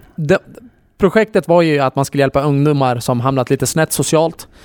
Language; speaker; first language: Swedish; early bilingual, other home language; Kurdish